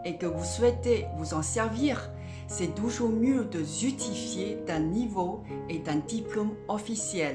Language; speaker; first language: French; non-native, fluent; Chinese